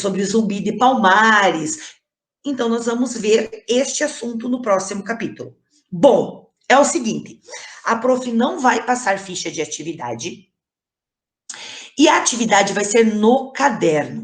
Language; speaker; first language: Portuguese; native; Portuguese